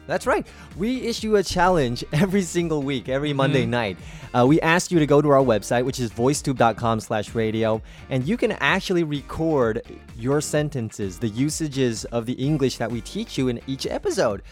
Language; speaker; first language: English; early bilingual, other home language; Chinese